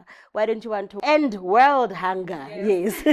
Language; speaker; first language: English; non-native, local second language; Southern Sotho